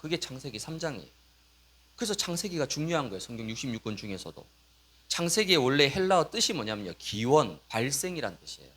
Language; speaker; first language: Korean; native; Korean